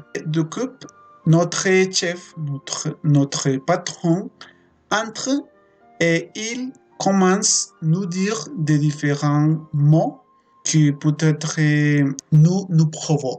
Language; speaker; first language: French; non-native, fluent; Spanish